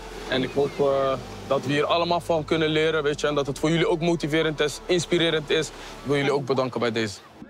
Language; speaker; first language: Dutch; early bilingual, other home language; Kabuverdianu